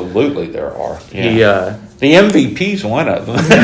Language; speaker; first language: English; native; English